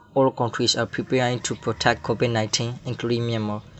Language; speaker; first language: English; non-native, learner; Burmese